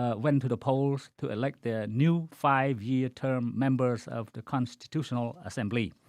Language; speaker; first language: English; non-native, fluent; Khmer